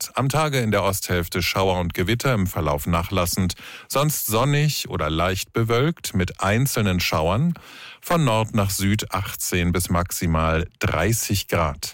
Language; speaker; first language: German; native; German